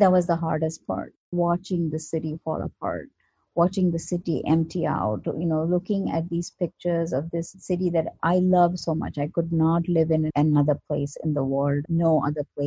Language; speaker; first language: English; non-native, local second language; Malayalam